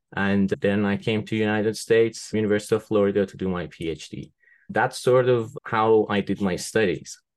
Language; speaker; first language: English; non-native, fluent; Persian